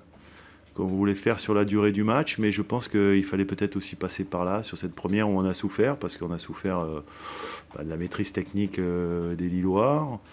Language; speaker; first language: French; native; French